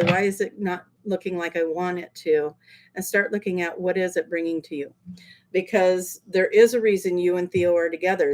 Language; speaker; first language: English; native; English